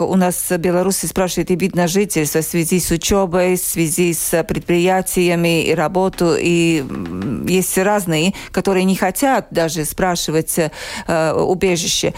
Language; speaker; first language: Russian; non-native, local second language; Latvian